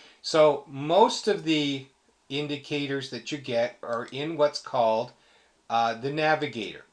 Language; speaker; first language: English; native; English